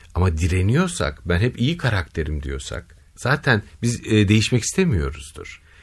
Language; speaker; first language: Turkish; native; Turkish